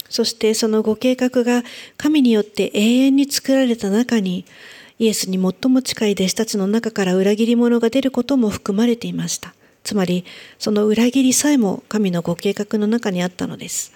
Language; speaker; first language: Japanese; native; Japanese